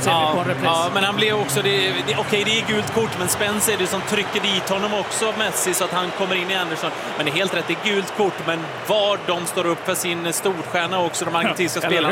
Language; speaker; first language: Swedish; native; Swedish